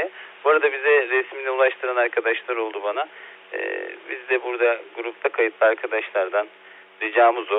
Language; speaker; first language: Turkish; native; Turkish